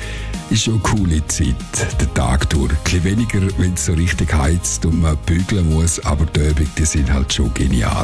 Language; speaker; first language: German; native; German